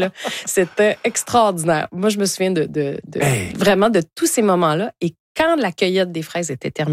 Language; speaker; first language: French; native; French